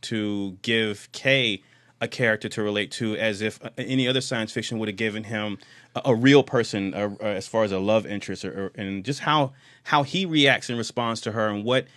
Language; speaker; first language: English; native; English